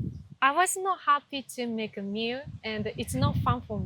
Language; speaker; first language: English; non-native, learner; Japanese